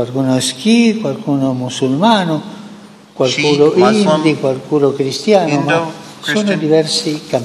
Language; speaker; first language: Italian; non-native, fluent; Spanish